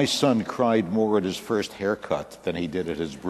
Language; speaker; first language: English; native; English